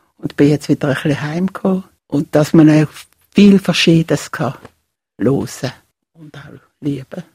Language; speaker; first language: German; native; German